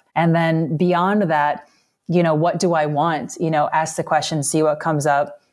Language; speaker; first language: English; native; English